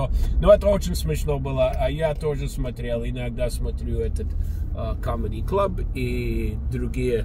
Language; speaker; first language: Russian; non-native, fluent; English